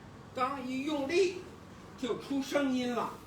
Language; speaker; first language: Chinese; native; Chinese